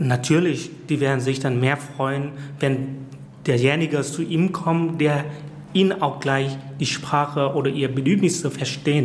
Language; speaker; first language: German; non-native, fluent; Vietnamese